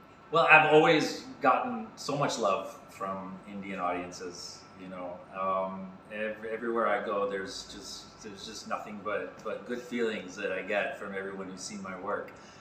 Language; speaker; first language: English; native; English